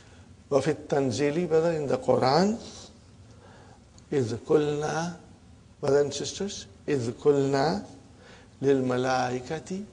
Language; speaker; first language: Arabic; non-native, fluent; English